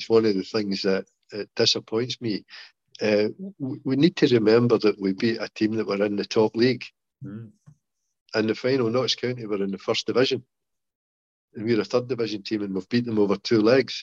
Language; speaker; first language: English; native; English